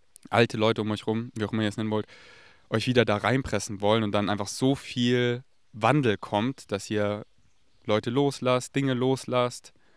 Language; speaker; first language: German; native; German